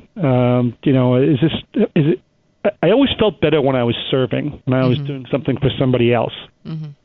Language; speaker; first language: English; native; English